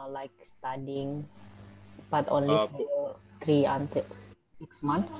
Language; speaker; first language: English; non-native, learner; Indonesian